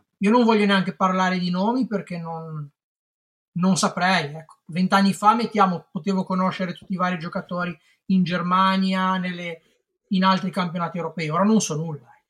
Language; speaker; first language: Italian; native; Italian